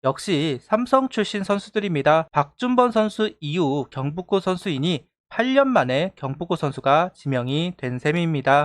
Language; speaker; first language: Korean; native; Korean